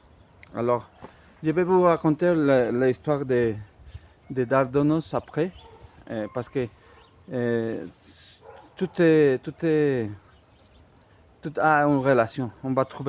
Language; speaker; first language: French; non-native, fluent; Spanish